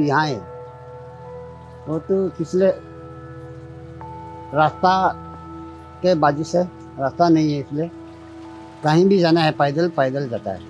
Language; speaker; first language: Hindi; non-native, local second language; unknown